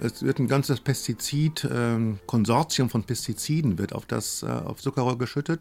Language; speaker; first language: German; native; German